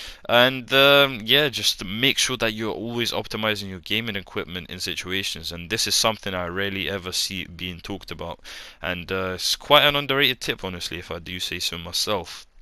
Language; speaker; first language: English; native; English